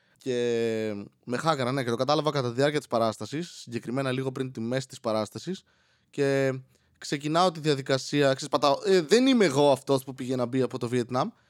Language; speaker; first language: Greek; native; Greek